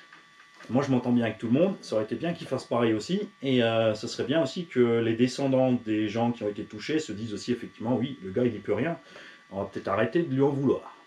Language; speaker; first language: French; native; French